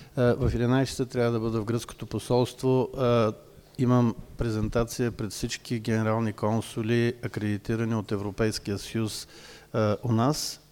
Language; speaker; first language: Bulgarian; native; Bulgarian